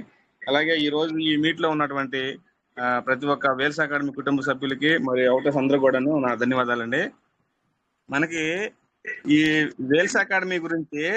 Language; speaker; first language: Telugu; native; Telugu